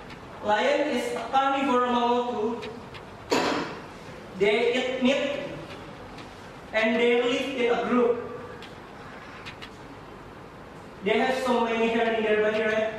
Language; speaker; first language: English; non-native, learner; Indonesian